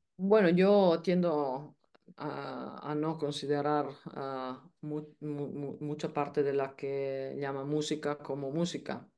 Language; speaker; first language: Spanish; non-native, fluent; Italian